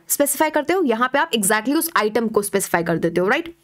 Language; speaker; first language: Hindi; native; Hindi